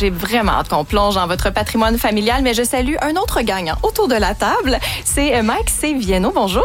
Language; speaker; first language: French; native; French